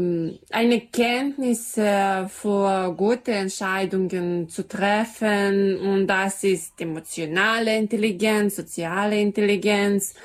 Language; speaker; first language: German; non-native, learner; Serbian